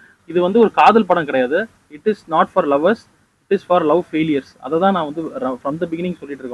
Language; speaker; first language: Tamil; native; Tamil